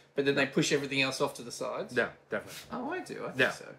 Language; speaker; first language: English; native; English